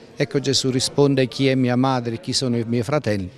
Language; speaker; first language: Italian; native; Italian